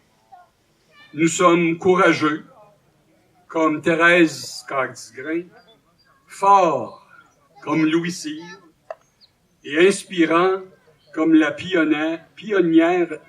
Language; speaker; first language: French; native; French